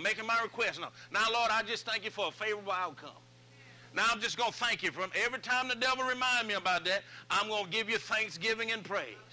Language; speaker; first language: English; native; English